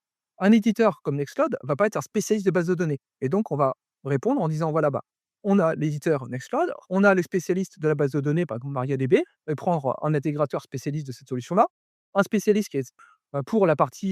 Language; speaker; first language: French; native; French